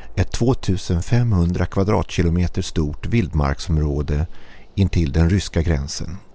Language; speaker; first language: Swedish; native; Swedish